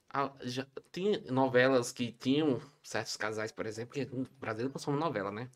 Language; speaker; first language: Portuguese; native; Portuguese